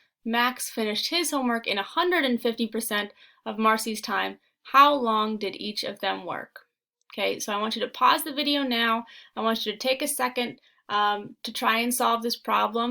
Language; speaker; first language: English; native; English